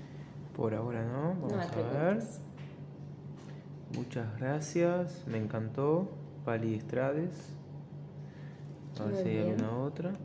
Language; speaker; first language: Spanish; native; Spanish